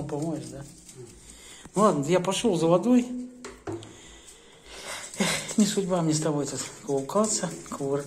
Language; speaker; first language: Russian; native; Russian